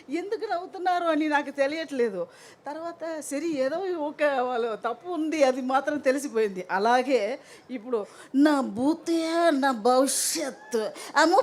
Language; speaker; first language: Telugu; non-native, learner; Tamil